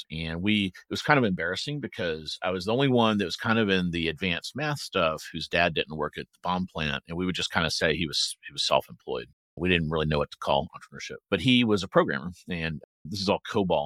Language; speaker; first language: English; native; English